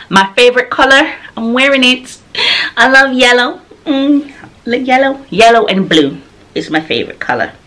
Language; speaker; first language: English; non-native, local second language; Jamaican Creole English